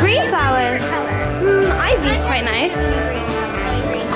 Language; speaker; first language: English; native; English